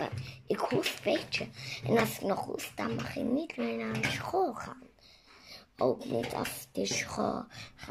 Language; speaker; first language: Dutch; early bilingual, other home language; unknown